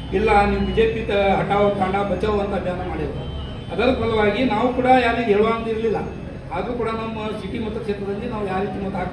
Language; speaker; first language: Kannada; non-native, local second language; Lambadi